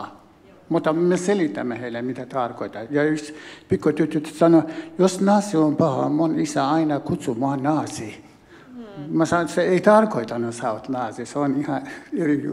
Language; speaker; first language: Finnish; non-native, learner; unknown